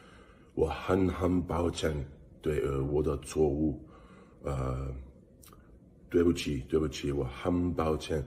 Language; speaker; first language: Chinese; non-native, learner; English